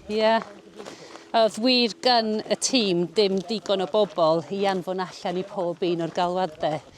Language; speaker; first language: Welsh; native; Welsh